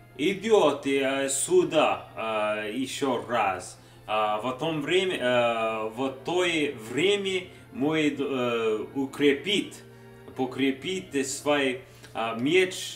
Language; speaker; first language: Russian; non-native, learner; English